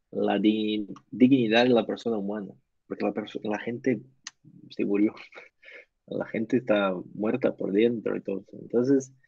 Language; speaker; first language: Spanish; non-native, learner; Portuguese